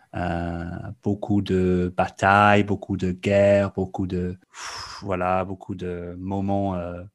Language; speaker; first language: French; non-native, fluent; English